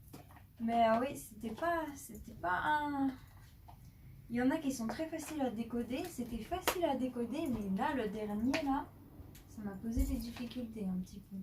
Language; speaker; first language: French; native; French